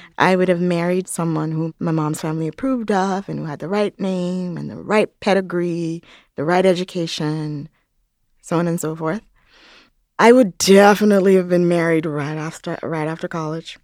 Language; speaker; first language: English; non-native, local second language; Yoruba